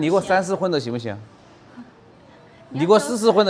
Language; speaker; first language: Chinese; native; Chinese